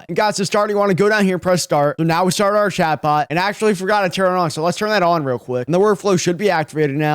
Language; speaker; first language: English; native; English